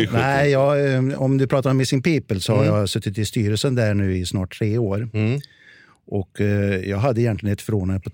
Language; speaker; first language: Swedish; native; Swedish